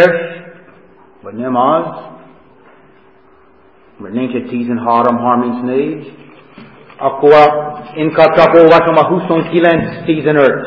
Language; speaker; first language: Hungarian; non-native, fluent; English